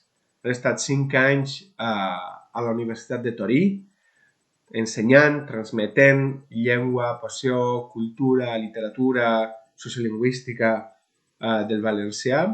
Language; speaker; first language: Catalan; non-native, local second language; Spanish